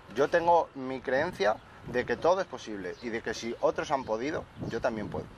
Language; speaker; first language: Spanish; native; Spanish